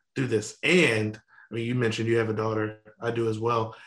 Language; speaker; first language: English; native; English